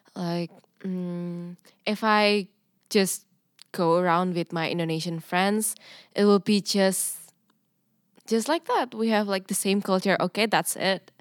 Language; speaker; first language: English; non-native, fluent; Indonesian